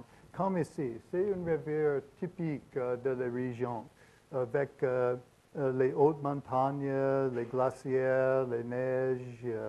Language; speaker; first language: French; non-native, learner; English